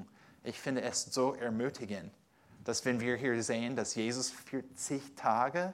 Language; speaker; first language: German; non-native, fluent; English